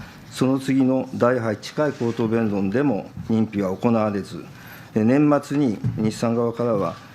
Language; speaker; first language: Japanese; native; Japanese